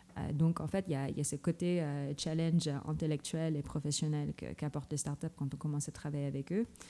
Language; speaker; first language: French; non-native, fluent; Filipino